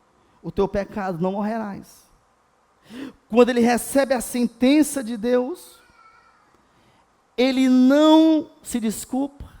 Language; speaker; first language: Portuguese; native; Portuguese